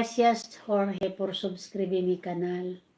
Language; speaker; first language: Spanish; non-native, learner; Filipino